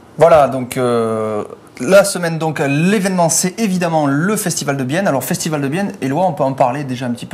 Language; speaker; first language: French; native; French